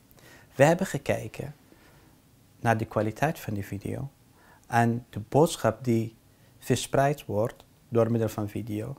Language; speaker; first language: Dutch; non-native, fluent; Arabic